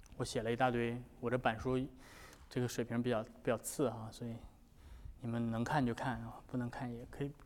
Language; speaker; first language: Chinese; native; Chinese